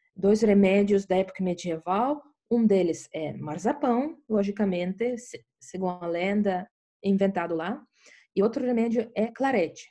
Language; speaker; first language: Portuguese; non-native, fluent; Estonian